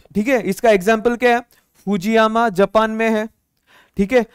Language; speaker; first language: Hindi; non-native, local second language; Marathi